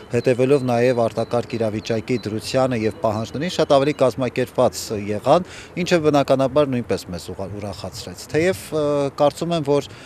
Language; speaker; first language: Armenian; native; Armenian